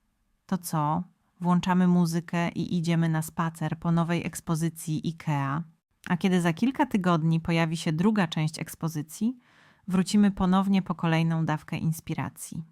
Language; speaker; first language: Polish; native; Polish